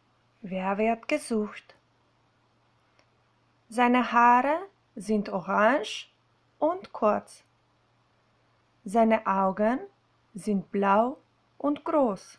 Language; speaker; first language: German; non-native, fluent; Slovenian